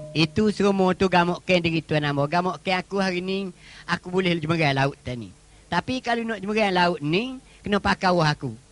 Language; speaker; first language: Malay; native; Malay